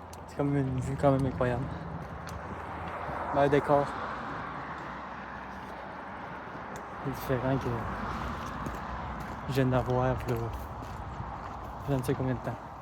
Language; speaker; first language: French; native; French